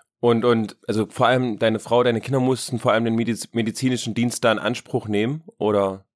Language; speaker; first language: German; native; German